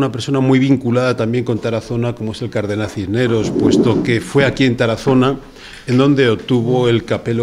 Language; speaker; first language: Spanish; native; Spanish